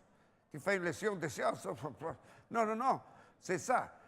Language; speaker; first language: French; non-native, fluent; Italian